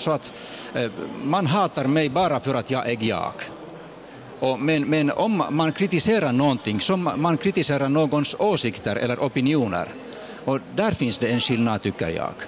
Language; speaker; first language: Swedish; non-native, fluent; Finnish